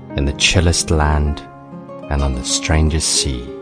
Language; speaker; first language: English; non-native, fluent; Chinese